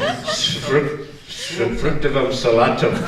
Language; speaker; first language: Russian; non-native, fluent; English